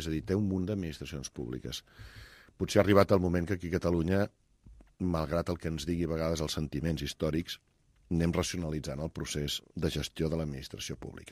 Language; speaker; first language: Catalan; native; Catalan